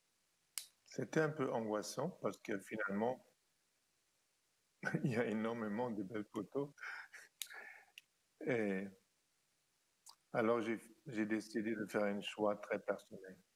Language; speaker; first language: French; non-native, fluent; German